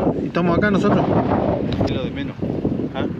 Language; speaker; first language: Spanish; native; Spanish